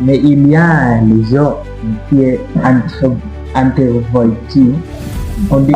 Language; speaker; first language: French; non-native, learner; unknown